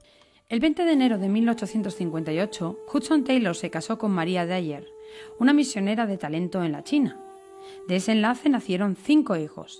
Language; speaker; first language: Spanish; native; Spanish